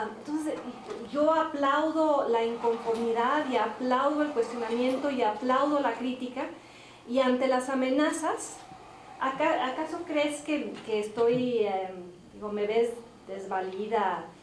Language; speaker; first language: Spanish; native; Spanish